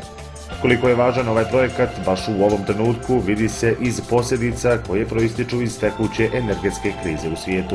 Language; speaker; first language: Bosnian; native; Bosnian